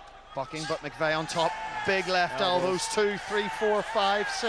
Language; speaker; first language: English; native; English